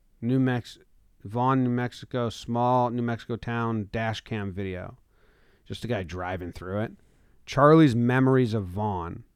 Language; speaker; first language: English; native; English